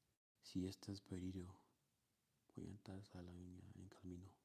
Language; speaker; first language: Spanish; non-native, learner; English